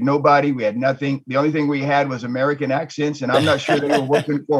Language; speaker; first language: English; native; English